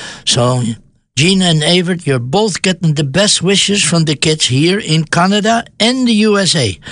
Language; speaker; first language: English; non-native, fluent; Dutch